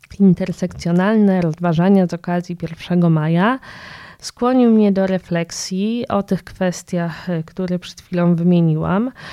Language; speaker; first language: Polish; native; Polish